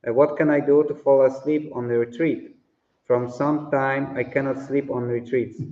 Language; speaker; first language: English; non-native, fluent; Polish